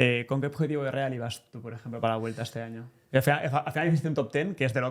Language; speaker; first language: Spanish; native; Spanish